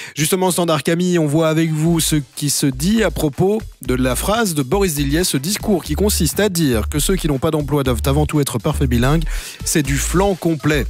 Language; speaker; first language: French; native; French